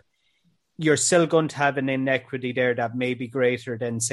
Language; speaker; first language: English; native; English